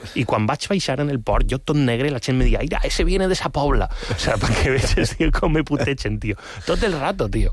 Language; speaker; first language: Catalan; non-native, local second language; Spanish